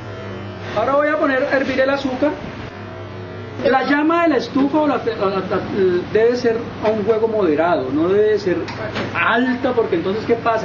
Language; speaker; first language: Spanish; native; Spanish